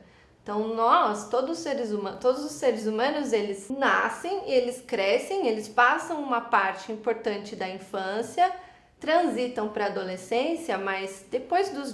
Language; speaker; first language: Portuguese; native; Portuguese